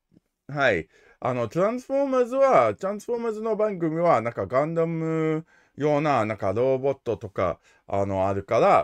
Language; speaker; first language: Japanese; non-native, learner; English